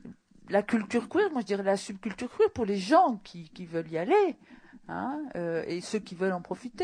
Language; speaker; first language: French; native; French